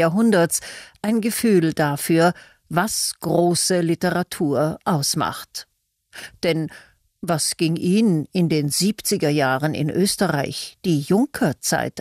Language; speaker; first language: German; native; German